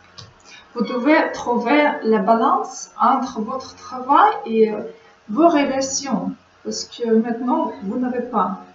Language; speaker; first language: French; non-native, learner; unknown